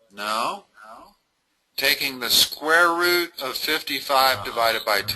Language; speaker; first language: English; native; English